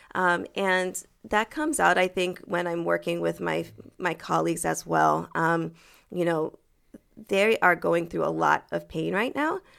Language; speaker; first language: English; early bilingual, other home language; French